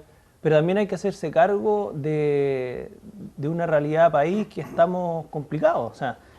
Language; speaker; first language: Spanish; native; Spanish